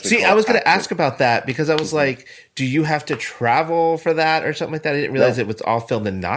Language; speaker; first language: English; native; English